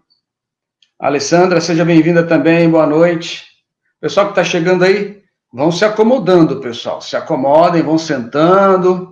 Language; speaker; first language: Portuguese; native; Portuguese